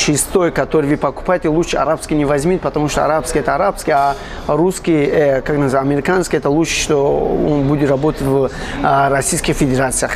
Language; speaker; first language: Russian; non-native, fluent; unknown